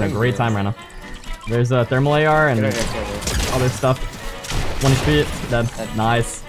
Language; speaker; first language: English; native; English